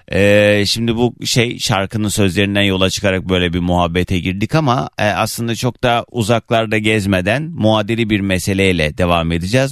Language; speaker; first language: Turkish; native; Turkish